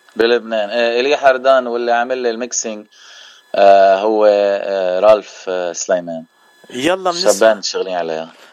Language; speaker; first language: Arabic; native; Arabic